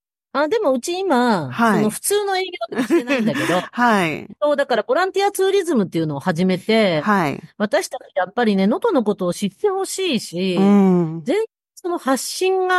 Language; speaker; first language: Japanese; native; Japanese